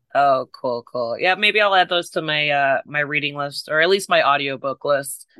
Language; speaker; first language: English; native; English